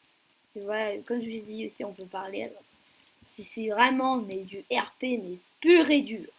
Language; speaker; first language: French; native; French